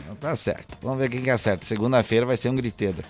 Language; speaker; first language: Portuguese; native; Portuguese